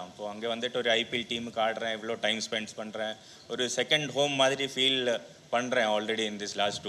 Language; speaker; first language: Tamil; non-native, local second language; Malayalam